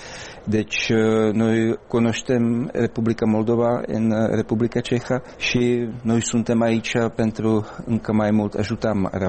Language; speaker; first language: Romanian; non-native, learner; Czech